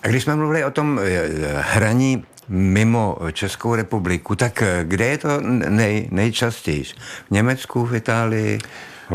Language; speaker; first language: Czech; native; Czech